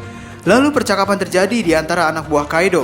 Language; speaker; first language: Indonesian; native; Indonesian